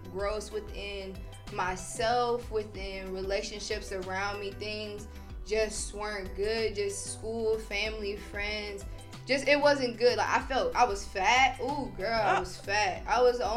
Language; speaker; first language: English; native; English